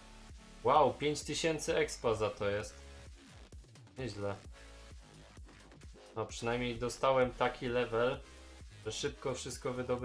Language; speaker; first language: Polish; native; Polish